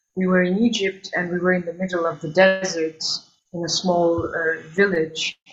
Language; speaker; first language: English; early bilingual, other home language; Albanian